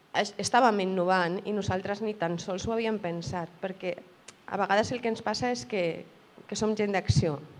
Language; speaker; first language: Catalan; native; Catalan